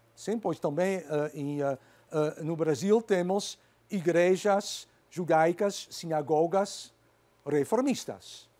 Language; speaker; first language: Portuguese; non-native, fluent; Dutch